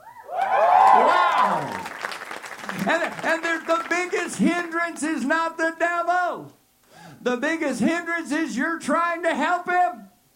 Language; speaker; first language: English; native; English